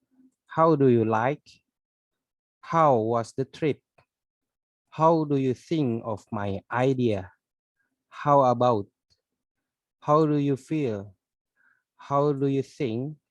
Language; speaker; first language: English; non-native, learner; Indonesian